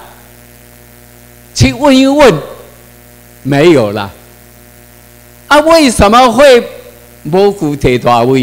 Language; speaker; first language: Chinese; non-native, local second language; Min Nan Chinese